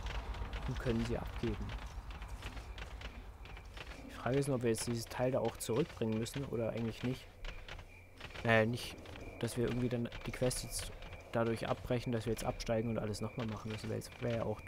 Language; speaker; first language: German; native; German